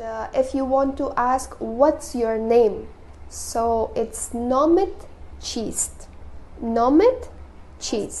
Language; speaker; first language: English; non-native, fluent; Persian